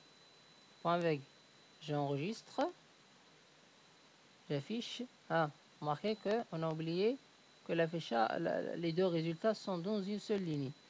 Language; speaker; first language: French; native; French